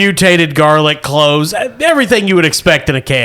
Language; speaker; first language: English; native; English